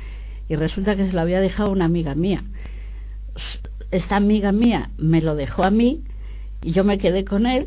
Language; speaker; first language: Spanish; native; Spanish